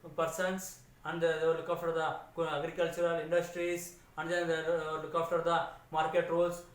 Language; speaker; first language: English; non-native, local second language; Kannada